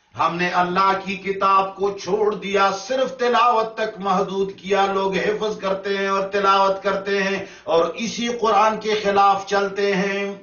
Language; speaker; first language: Urdu; non-native, local second language; Pashto